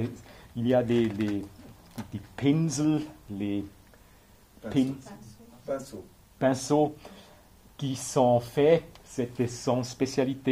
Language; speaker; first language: French; non-native, local second language; German